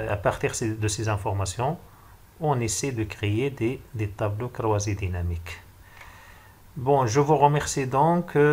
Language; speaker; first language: French; non-native, local second language; Arabic